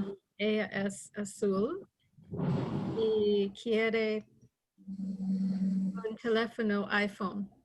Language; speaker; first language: Spanish; non-native, learner; English